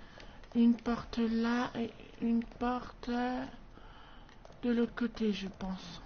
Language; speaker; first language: French; native; French